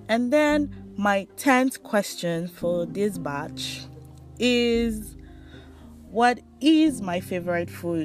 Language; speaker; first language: English; non-native, local second language; Yoruba